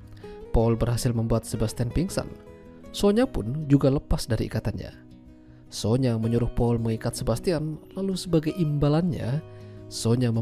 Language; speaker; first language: Indonesian; non-native, local second language; Javanese